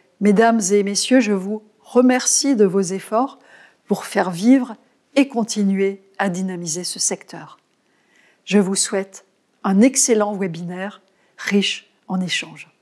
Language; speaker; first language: French; native; French